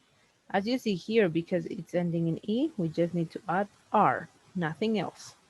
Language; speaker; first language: English; non-native, fluent; Spanish